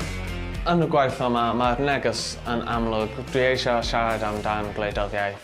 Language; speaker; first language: Welsh; non-native, local second language; English